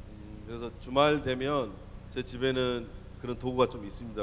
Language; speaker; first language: Korean; native; Korean